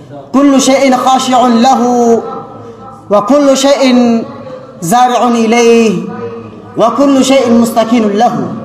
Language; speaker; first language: Arabic; non-native, learner; Urdu